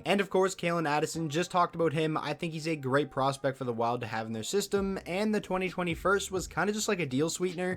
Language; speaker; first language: English; native; English